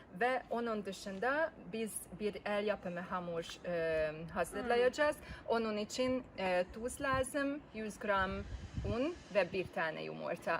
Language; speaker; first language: Turkish; non-native, fluent; Hungarian